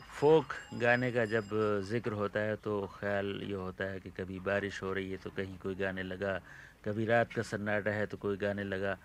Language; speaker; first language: Urdu; native; Urdu